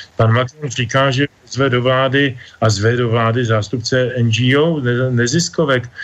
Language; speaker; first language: Czech; native; Czech